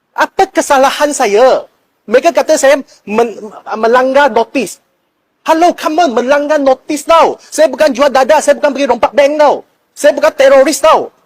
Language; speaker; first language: Malay; non-native, local second language; Chinese